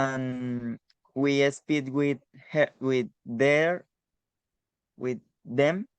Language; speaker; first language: English; non-native, learner; Spanish